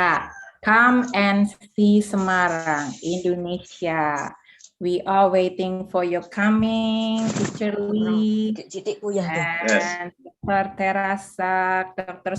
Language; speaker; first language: English; non-native, fluent; Indonesian